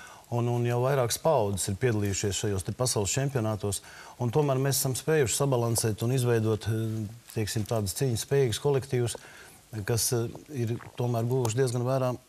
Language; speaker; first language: Latvian; native; Latvian